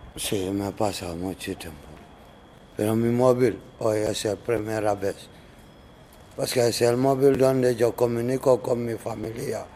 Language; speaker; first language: Spanish; non-native, learner; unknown